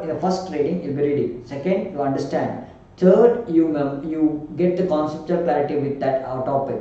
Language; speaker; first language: English; non-native, local second language; Kannada